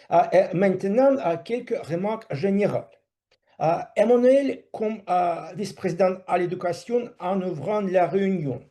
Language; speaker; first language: French; non-native, fluent; Russian